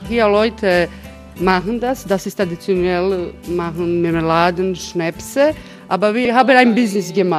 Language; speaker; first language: German; non-native, learner; Croatian